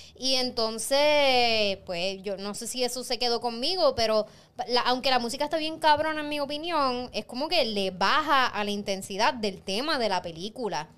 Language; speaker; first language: Spanish; native; Spanish